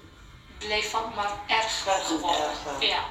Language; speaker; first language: Dutch; non-native, learner; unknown